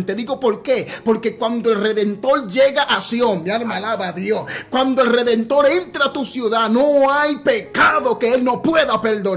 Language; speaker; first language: Spanish; native; Spanish